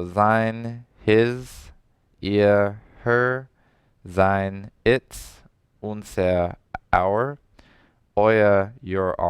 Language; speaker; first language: German; non-native, learner; English